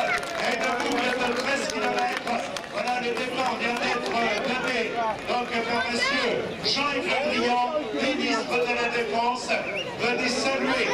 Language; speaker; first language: French; native; French